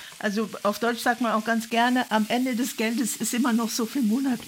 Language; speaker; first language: German; native; German